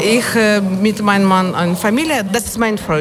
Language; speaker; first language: German; non-native, learner; Ukrainian